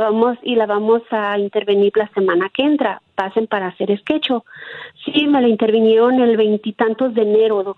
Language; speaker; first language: Spanish; native; Spanish